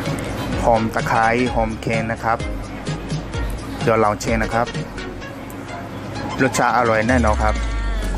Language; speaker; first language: Thai; non-native, fluent; Burmese